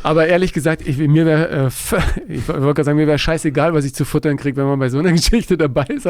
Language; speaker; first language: German; native; German